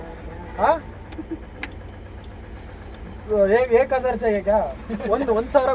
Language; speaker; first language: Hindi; non-native, local second language; Kannada